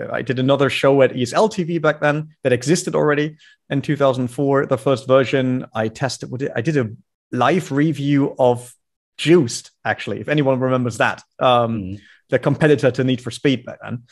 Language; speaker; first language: English; non-native, fluent; German